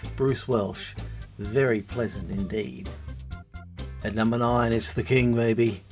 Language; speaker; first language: English; native; English